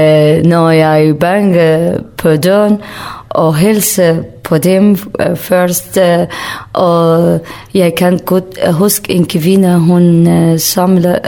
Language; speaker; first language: Danish; non-native, learner; Kurdish